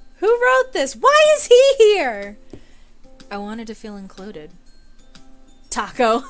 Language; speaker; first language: English; native; English